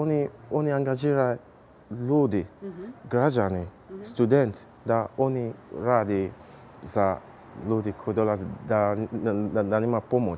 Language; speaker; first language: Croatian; non-native, learner; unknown